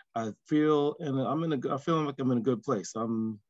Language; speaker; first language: English; native; English